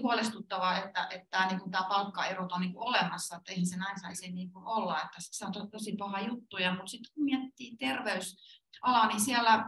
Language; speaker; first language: Finnish; native; Finnish